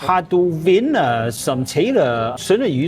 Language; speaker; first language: Danish; non-native, learner; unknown